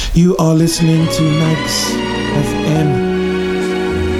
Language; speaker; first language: English; native; English